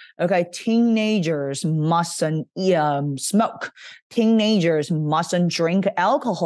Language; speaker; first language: English; non-native, fluent; Chinese